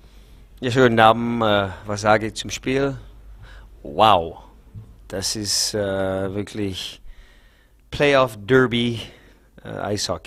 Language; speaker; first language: German; non-native, learner; English